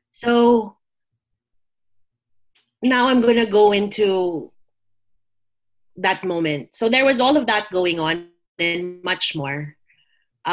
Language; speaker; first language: English; non-native, local second language; Filipino